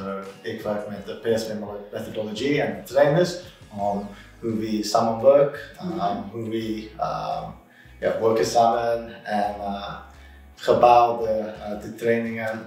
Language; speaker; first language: Dutch; non-native, learner; English